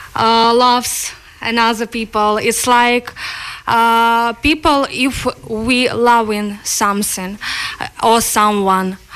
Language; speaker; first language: English; non-native, learner; Ukrainian